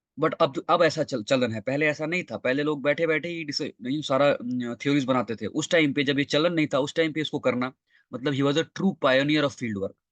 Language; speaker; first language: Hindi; non-native, local second language; Bangla